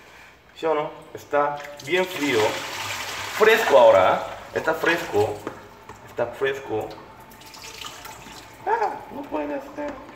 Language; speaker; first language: Spanish; non-native, learner; Korean